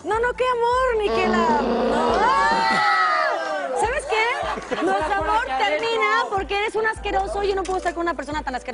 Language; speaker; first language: Spanish; native; Spanish